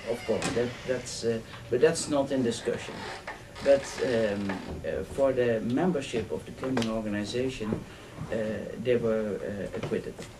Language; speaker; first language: English; non-native, fluent; Dutch